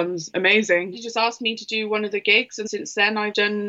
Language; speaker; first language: English; native; English